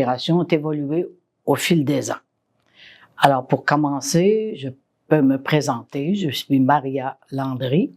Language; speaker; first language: French; non-native, fluent; English